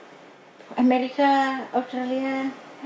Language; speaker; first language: English; non-native, learner; Indonesian